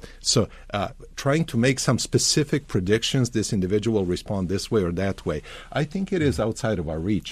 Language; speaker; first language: English; non-native, fluent; Serbian